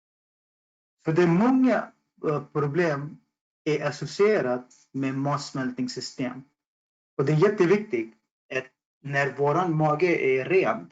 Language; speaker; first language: Swedish; non-native, fluent; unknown